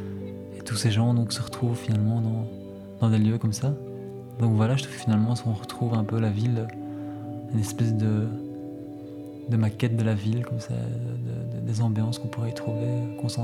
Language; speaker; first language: French; native; French